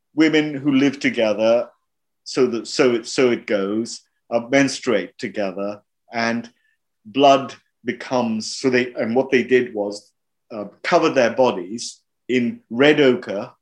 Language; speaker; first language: English; non-native, local second language; Hindi